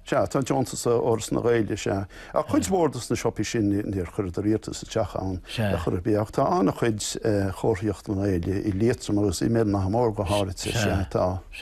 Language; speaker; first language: Irish; non-native, local second language; English